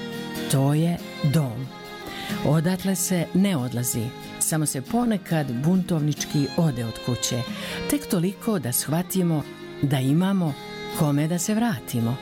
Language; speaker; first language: Serbian; native; Serbian